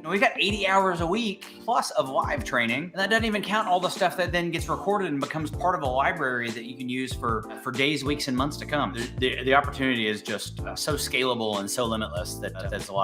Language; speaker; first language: English; native; English